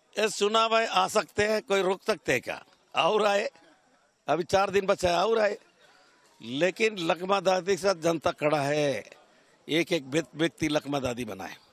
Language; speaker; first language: Hindi; non-native, local second language; Koya